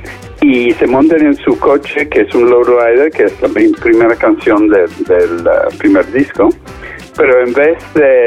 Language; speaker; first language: Spanish; non-native, fluent; English